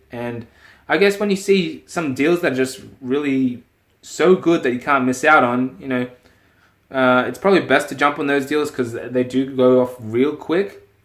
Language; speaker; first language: English; native; English